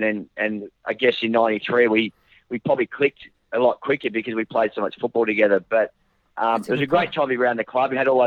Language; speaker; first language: English; native; English